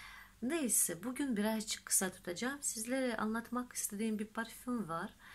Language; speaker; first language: Turkish; non-native, fluent; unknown